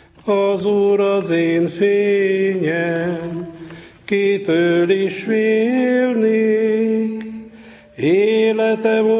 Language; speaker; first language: Hungarian; native; Hungarian